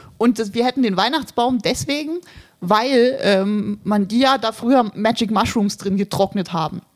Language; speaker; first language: German; native; German